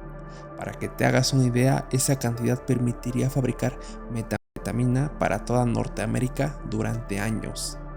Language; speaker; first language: Spanish; native; Spanish